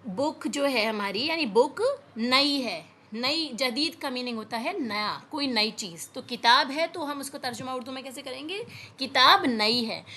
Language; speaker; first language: Urdu; native; Urdu